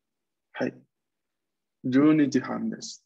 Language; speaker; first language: Japanese; non-native, fluent; Spanish